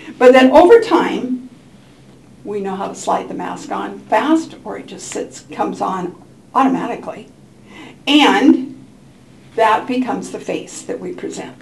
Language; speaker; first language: English; native; English